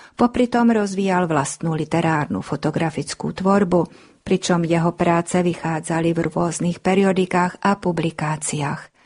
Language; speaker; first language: Slovak; early bilingual, heritage; Slovak